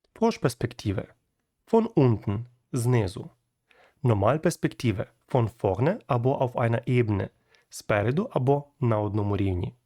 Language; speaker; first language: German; non-native, fluent; Ukrainian